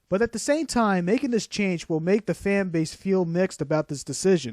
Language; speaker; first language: English; non-native, fluent; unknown